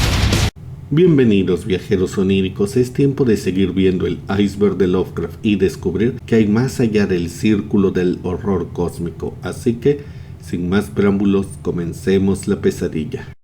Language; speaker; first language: Spanish; native; Spanish